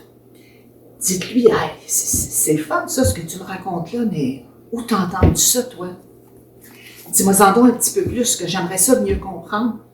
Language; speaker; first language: French; native; French